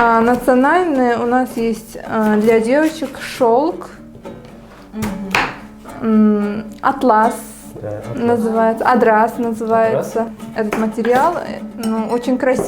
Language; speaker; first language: Russian; non-native, fluent; Uzbek